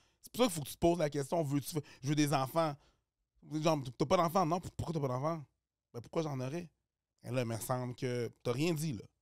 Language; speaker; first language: French; early bilingual, other home language; Haitian Creole